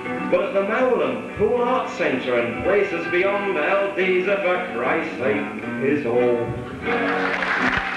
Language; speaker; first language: English; native; English